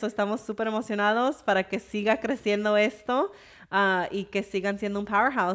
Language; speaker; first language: Spanish; early bilingual, heritage; English